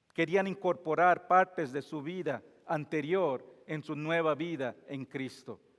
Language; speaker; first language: Spanish; non-native, fluent; English